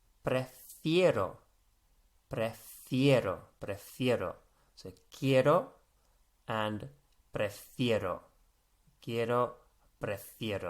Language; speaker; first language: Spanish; non-native, fluent; English